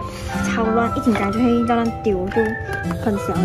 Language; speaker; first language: Chinese; native; Chinese